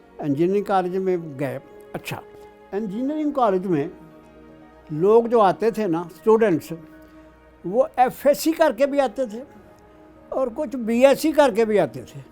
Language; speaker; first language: Urdu; non-native, local second language; Punjabi